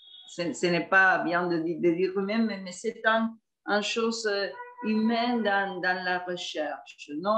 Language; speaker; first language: French; non-native, fluent; Spanish